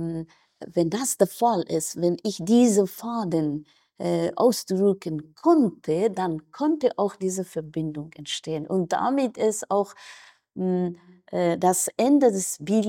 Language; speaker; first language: German; non-native, fluent; Persian